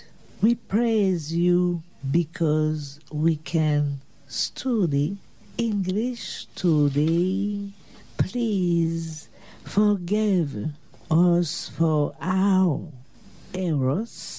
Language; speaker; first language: English; non-native, learner; French